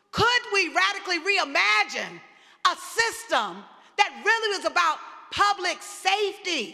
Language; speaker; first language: English; native; English